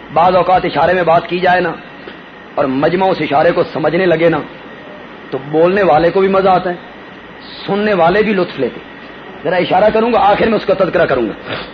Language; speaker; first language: Urdu; non-native, local second language; Punjabi